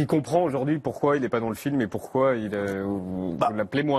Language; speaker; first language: French; native; French